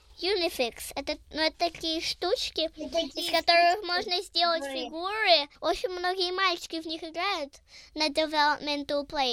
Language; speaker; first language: Russian; early bilingual, heritage; Russian